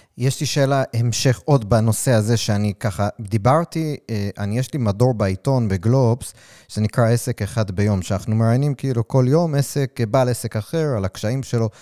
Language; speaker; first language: Hebrew; native; Hebrew